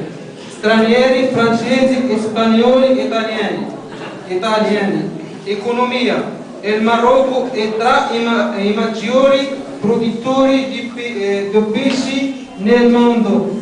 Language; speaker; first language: Italian; non-native, learner; Arabic